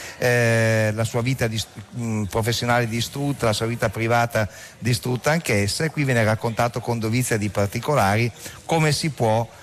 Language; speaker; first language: Italian; native; Italian